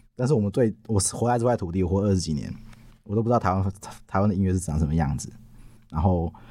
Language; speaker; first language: Chinese; non-native, local second language; Min Nan Chinese